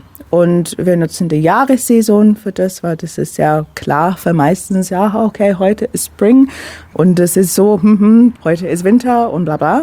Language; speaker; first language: German; non-native, fluent; English